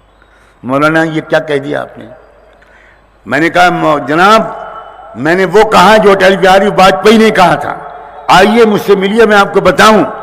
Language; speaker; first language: Urdu; native; Urdu